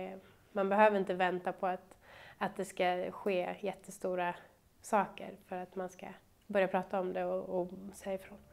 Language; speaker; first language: Swedish; native; Swedish